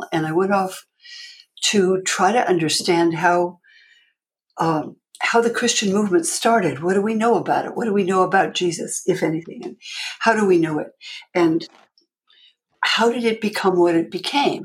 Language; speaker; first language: English; native; English